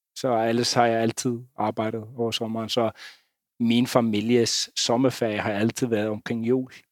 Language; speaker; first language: Danish; non-native, fluent; Icelandic